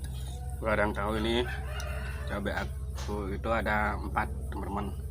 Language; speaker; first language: Indonesian; native; Indonesian